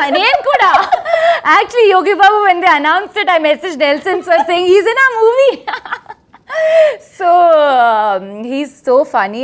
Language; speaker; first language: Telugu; non-native, learner; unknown